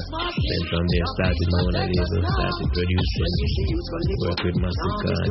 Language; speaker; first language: English; non-native, local second language; Jamaican Creole English